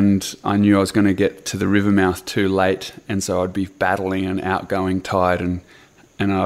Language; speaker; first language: English; native; English